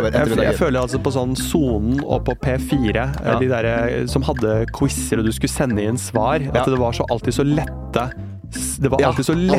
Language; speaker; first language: Norwegian; native; Norwegian